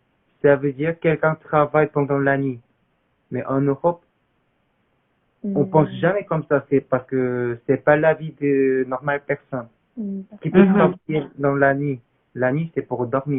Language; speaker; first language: French; non-native, learner; Korean